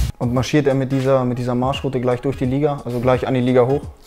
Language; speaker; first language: German; native; German